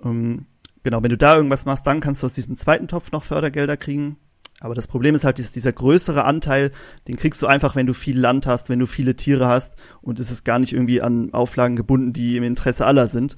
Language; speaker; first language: German; native; German